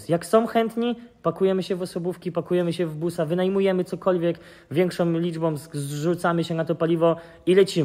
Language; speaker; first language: Polish; native; Polish